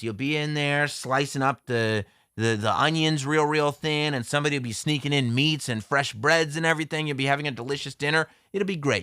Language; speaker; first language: English; native; English